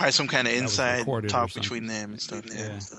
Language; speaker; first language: English; native; English